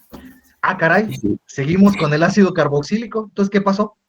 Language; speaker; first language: Spanish; native; Spanish